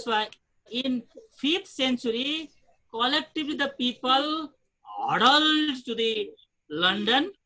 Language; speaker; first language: English; non-native, fluent; Nepali